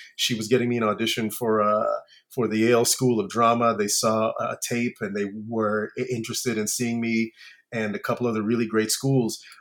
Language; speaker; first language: English; native; English